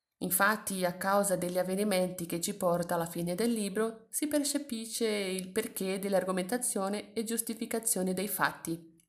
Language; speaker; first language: Italian; non-native, fluent; Portuguese